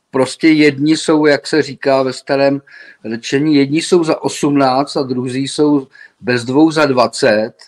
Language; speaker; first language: Czech; native; Czech